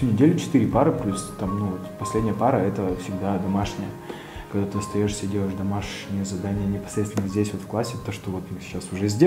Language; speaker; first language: Russian; native; Russian